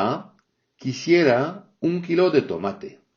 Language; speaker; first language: Spanish; non-native, fluent; French